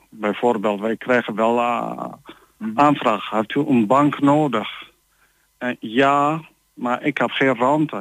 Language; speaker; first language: Dutch; non-native, learner; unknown